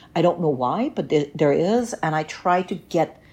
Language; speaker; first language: English; early bilingual, other home language; Bulgarian